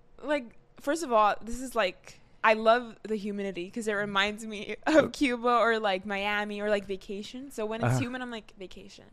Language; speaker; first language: English; early bilingual, other home language; Spanish